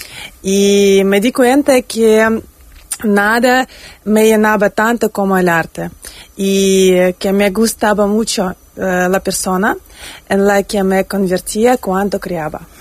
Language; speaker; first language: Spanish; non-native, learner; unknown